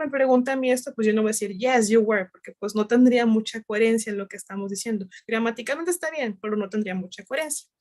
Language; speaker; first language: Spanish; native; Spanish